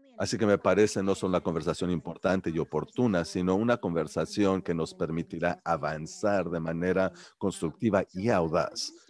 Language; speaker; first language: Spanish; early bilingual, heritage; Spanish